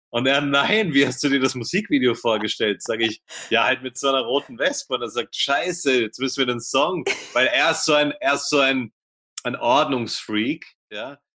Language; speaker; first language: German; native; German